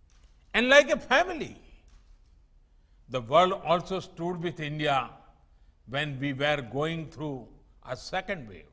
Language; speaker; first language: English; non-native, local second language; Gujarati